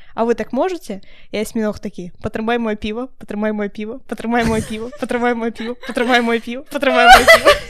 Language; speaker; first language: Belarusian; non-native, local second language; Russian